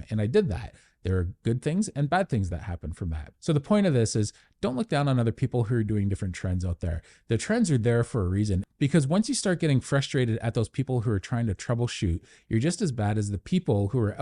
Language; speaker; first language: English; native; English